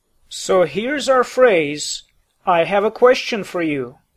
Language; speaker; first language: English; native; English